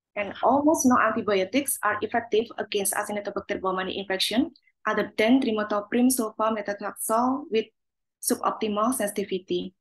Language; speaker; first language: English; non-native, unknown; Indonesian